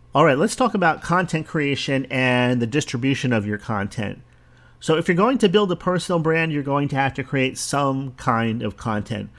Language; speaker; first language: English; early bilingual, other home language; Italian